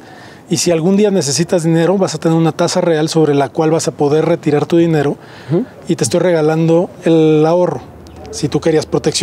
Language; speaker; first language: Spanish; native; Spanish